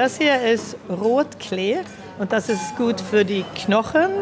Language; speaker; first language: German; early bilingual, heritage; German